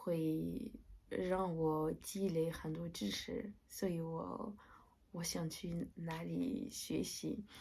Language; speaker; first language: Chinese; non-native, learner; French